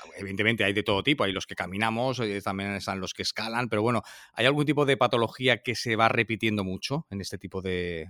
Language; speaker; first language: Spanish; non-native, local second language; Catalan